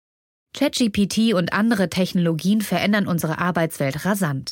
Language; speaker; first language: German; native; German